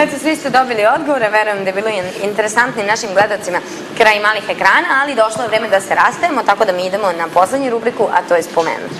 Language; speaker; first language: Croatian; native; Croatian